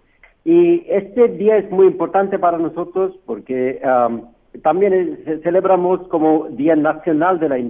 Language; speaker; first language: Spanish; non-native, fluent; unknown